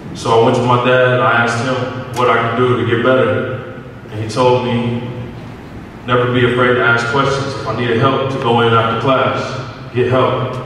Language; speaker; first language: English; native; English